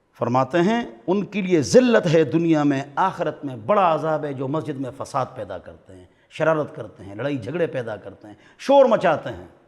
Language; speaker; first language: Urdu; non-native, local second language; Pashto